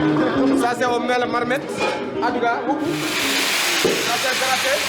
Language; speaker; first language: French; non-native, learner; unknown